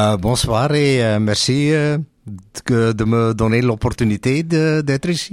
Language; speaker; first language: French; non-native, local second language; Dutch